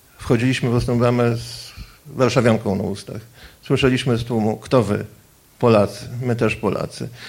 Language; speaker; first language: Polish; native; Polish